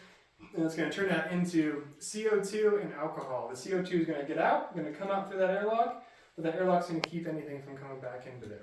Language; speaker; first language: English; native; English